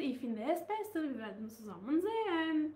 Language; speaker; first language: German; non-native, learner; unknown